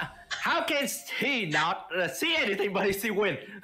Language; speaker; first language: English; non-native, learner; Vietnamese